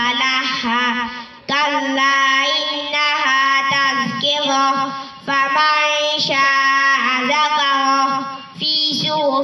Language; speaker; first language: Arabic; non-native, learner; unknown